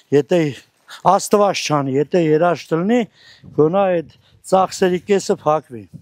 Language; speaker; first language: Armenian; native; Armenian